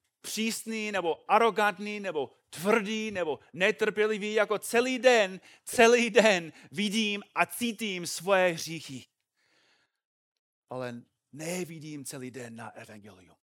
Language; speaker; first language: Czech; non-native, fluent; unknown